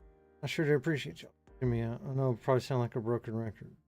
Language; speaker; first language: English; native; English